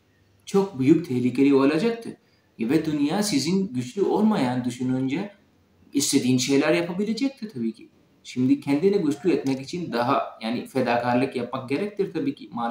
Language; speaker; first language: Turkish; non-native, fluent; Urdu